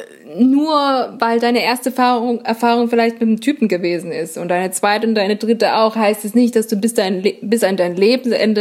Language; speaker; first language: German; native; German